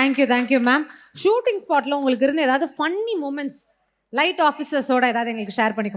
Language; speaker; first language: Tamil; native; Tamil